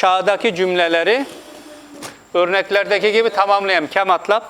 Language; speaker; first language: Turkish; non-native, fluent; Urdu